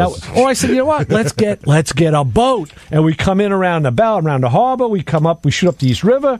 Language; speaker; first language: English; native; English